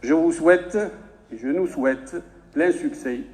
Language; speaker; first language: French; non-native, local second language; Arabic